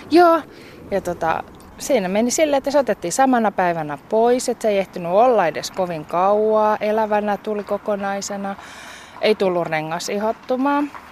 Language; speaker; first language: Finnish; native; Finnish